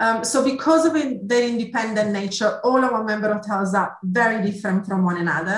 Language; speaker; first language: English; non-native, fluent; Italian